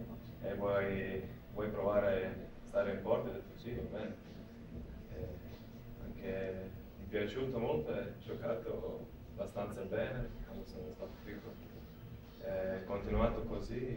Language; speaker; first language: Italian; non-native, learner; Latvian